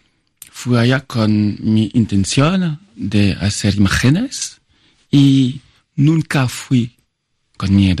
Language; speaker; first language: Spanish; non-native, fluent; French